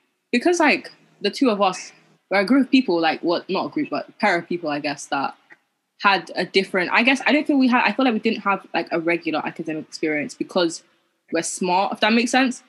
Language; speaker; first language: English; native; English